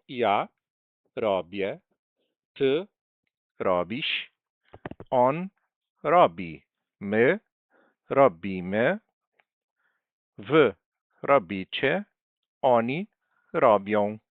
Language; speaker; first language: Polish; non-native, fluent; Portuguese